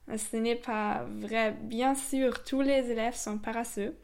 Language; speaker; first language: French; non-native, fluent; German